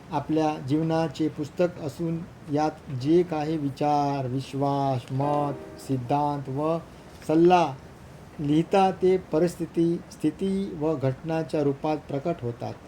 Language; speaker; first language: Marathi; non-native, local second language; Gujarati